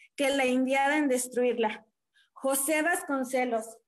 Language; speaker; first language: Spanish; non-native, local second language; Nahuatl languages